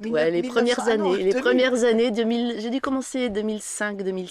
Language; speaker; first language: French; native; French